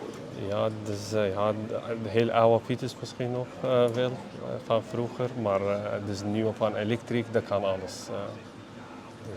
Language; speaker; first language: Dutch; non-native, learner; Arabic